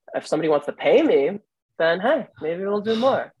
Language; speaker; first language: English; native; English